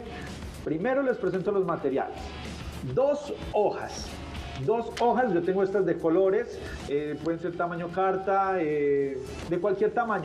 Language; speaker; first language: Spanish; native; Spanish